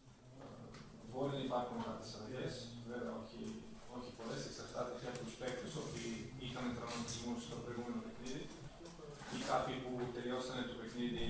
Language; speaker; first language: Greek; non-native, fluent; Serbian